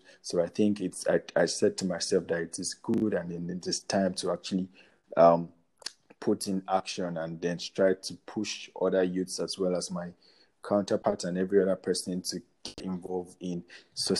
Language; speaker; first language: English; non-native, local second language; Yoruba